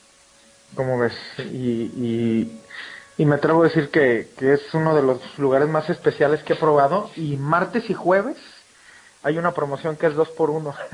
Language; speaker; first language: Spanish; native; Spanish